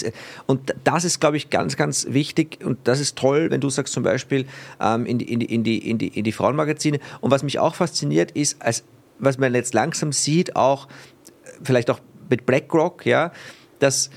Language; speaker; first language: German; native; German